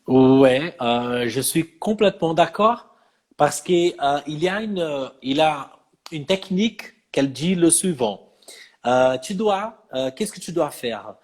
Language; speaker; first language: French; non-native, fluent; Portuguese